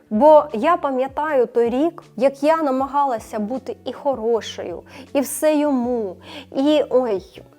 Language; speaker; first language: Ukrainian; non-native, local second language; Russian